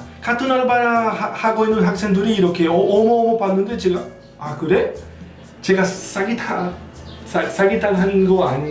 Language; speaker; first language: Korean; non-native, fluent; Spanish